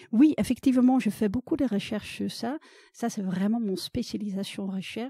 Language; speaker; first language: French; non-native, fluent; Dutch